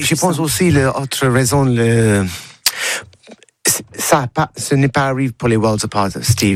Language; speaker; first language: French; non-native, learner; English